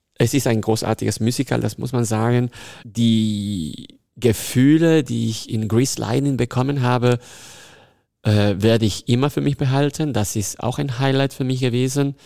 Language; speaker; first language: German; non-native, fluent; Spanish